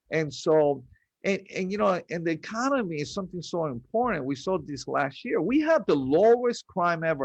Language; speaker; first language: English; early bilingual, other home language; Spanish